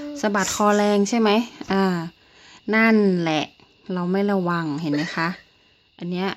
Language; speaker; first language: Thai; native; Thai